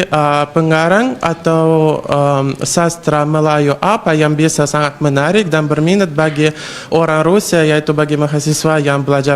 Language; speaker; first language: Indonesian; non-native, learner; Russian